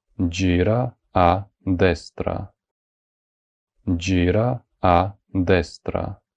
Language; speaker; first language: Italian; non-native, fluent; Ukrainian